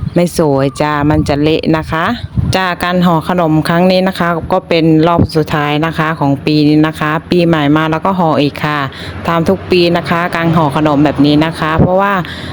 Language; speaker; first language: Thai; native; Thai